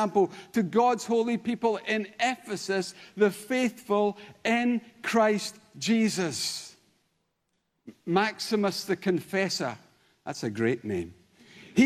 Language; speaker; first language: English; native; English